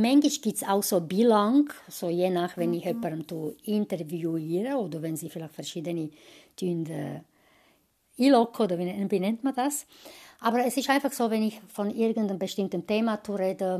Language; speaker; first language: German; non-native, fluent; Croatian